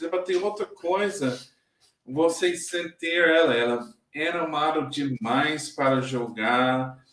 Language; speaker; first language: Portuguese; non-native, learner; English